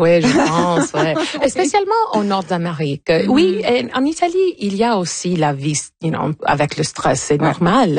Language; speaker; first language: French; non-native, local second language; English